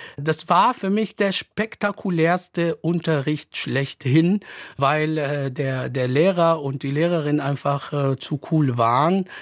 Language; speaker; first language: German; non-native, fluent; Arabic